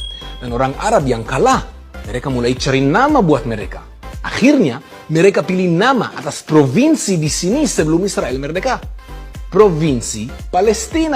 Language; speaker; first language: Indonesian; non-native, fluent; Hebrew